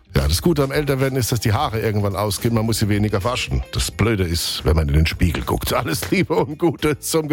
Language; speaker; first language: German; native; German